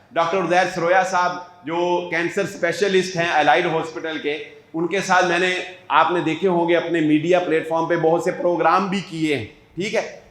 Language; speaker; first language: Urdu; native; Urdu